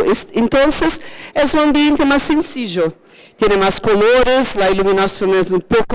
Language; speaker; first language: Spanish; non-native, fluent; Portuguese